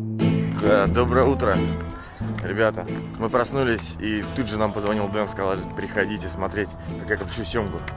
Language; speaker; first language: Russian; native; Russian